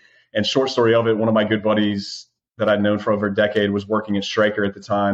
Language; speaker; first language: English; native; English